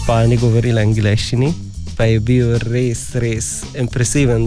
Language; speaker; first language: Slovenian; non-native, learner; Arabic